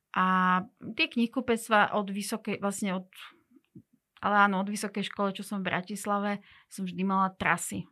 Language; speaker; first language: Slovak; non-native, local second language; Hungarian